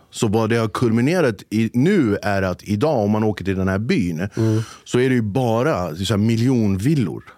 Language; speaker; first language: Swedish; early bilingual, other home language; Kurdish